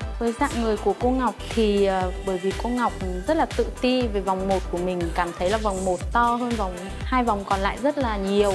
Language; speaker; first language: Vietnamese; native; Vietnamese